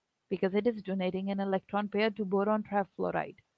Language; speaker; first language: English; non-native, local second language; Urdu